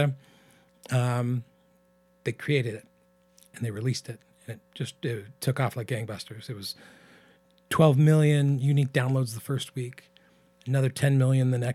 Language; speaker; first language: English; native; English